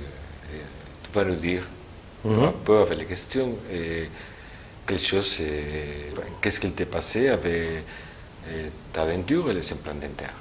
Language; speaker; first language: French; non-native, learner; Spanish